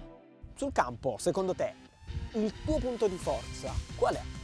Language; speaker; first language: Italian; native; Italian